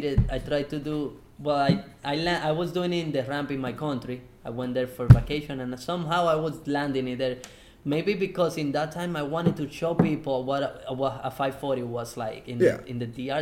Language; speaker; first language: English; non-native, fluent; Spanish